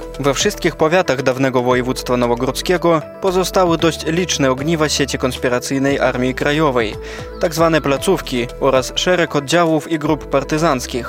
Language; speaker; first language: Polish; native; Polish